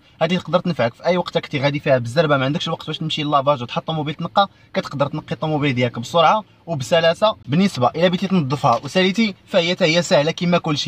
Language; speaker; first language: Arabic; native; Arabic